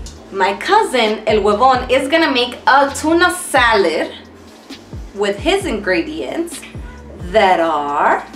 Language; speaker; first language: English; early bilingual, other home language; Spanish